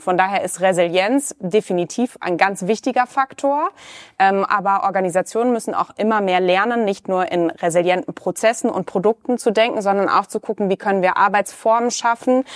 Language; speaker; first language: German; native; German